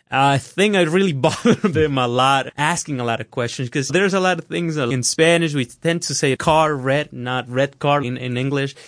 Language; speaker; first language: English; non-native, fluent; Spanish